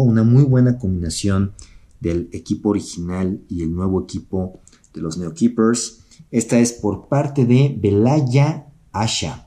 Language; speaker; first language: Spanish; native; Spanish